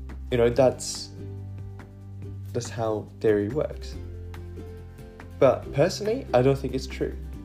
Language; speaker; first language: English; non-native, fluent; Japanese